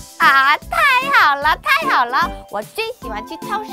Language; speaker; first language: Chinese; non-native, fluent; Korean